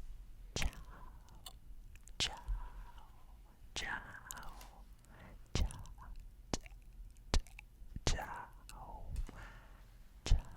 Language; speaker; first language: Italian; non-native, learner; English